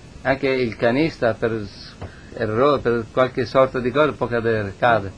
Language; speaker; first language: Italian; native; Italian